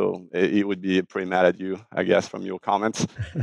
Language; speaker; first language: English; non-native, fluent; French